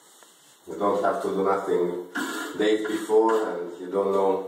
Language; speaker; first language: English; non-native, learner; Hungarian